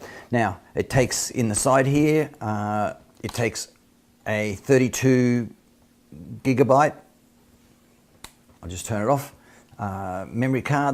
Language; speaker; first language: English; native; English